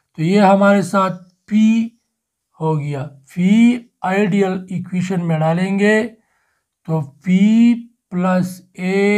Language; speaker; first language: Urdu; non-native, local second language; Pashto